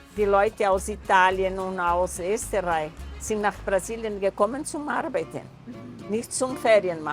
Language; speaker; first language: German; early bilingual, heritage; German